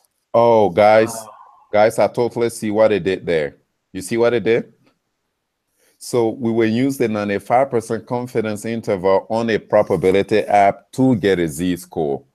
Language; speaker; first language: English; native; English